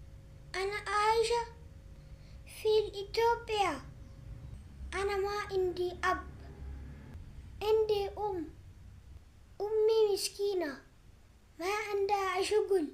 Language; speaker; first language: Arabic; non-native, learner; Amharic